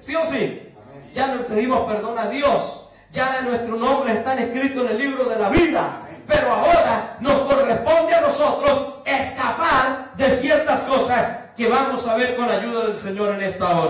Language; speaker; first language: Spanish; native; Spanish